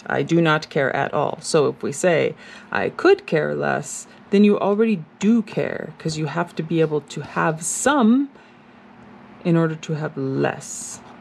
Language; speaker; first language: English; native; English